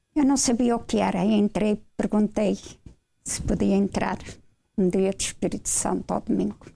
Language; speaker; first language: Portuguese; native; Portuguese